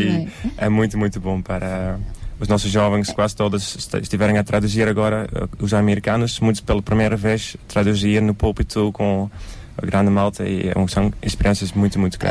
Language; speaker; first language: Portuguese; non-native, learner; Dutch